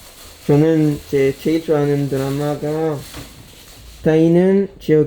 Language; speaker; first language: Korean; non-native, learner; French